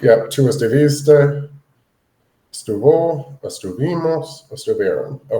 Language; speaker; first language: Spanish; non-native, learner; English